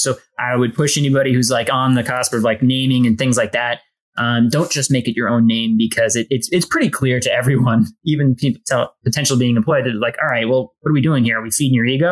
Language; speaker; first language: English; native; English